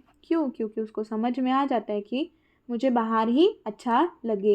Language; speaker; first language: Hindi; native; Hindi